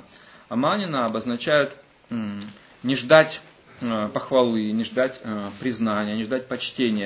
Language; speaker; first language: Russian; native; Russian